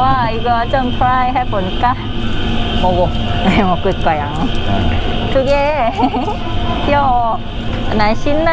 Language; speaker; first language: Korean; non-native, learner; Thai